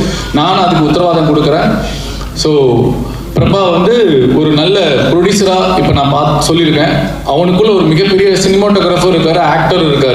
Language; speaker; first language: Tamil; native; Tamil